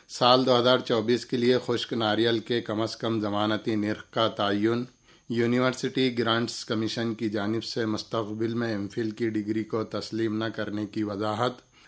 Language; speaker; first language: Urdu; native; Urdu